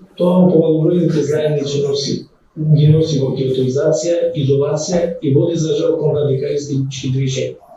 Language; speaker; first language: Macedonian; native; Macedonian